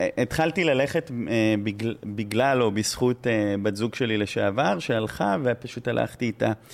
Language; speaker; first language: Hebrew; native; Hebrew